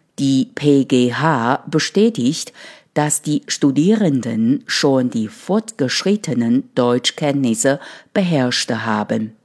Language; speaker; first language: German; non-native, fluent; Chinese